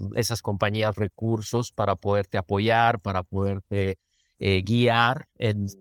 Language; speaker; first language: Spanish; native; Spanish